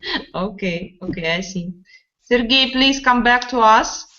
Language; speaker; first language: English; non-native, fluent; Russian